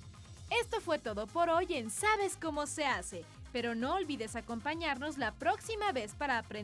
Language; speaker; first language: Spanish; native; Spanish